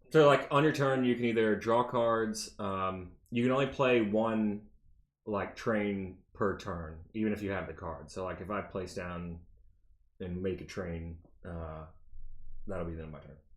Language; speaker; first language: English; native; English